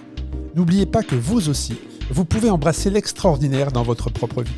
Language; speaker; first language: French; native; French